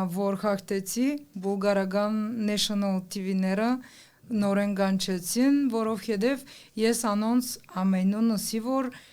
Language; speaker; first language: Armenian; early bilingual, heritage; Armenian